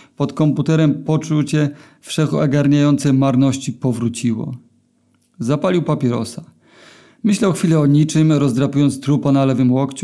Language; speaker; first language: Polish; native; Polish